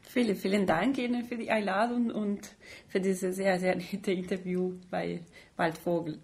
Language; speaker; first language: German; non-native, fluent; Spanish